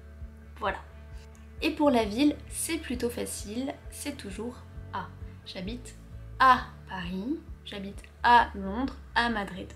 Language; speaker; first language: French; native; French